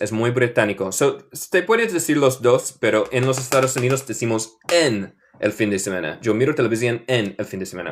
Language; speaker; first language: Spanish; non-native, fluent; English